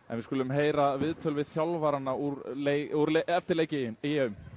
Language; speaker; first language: Icelandic; native; Icelandic